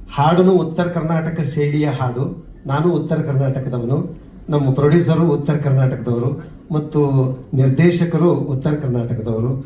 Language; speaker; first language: Kannada; native; Kannada